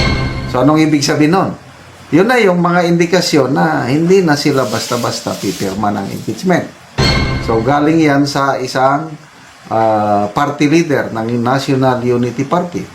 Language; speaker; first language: Filipino; native; Filipino